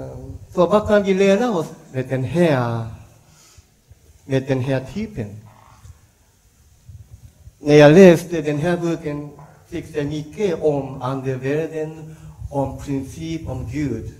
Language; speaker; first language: Swedish; non-native, learner; Japanese